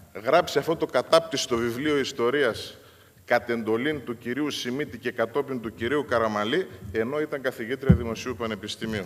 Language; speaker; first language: Greek; native; Greek